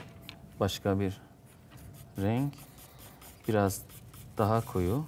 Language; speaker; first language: Turkish; non-native, fluent; Azerbaijani